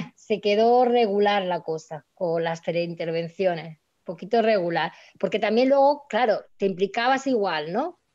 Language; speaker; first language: Spanish; native; Spanish